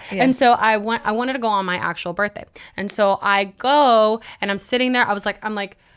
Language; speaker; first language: English; early bilingual, other home language; Spanish